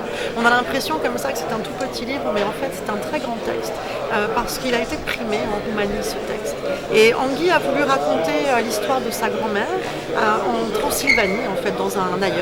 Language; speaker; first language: French; native; French